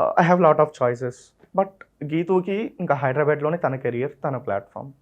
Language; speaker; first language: Telugu; non-native, local second language; Tamil